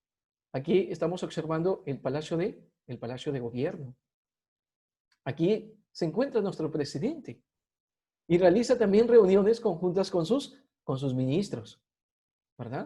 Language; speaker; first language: Spanish; native; Spanish